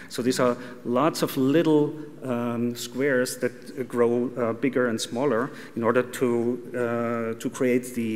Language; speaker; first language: English; non-native, fluent; German